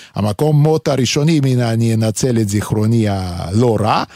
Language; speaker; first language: Hebrew; non-native, fluent; Lithuanian